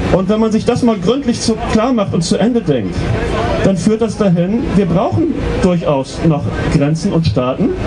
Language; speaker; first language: German; native; German